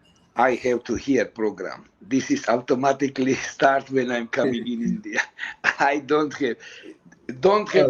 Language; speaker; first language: English; non-native, learner; Georgian